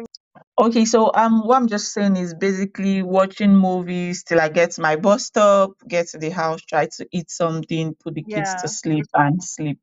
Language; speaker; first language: English; native; English